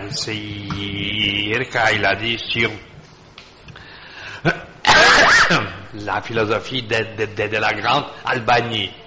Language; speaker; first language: French; non-native, fluent; Polish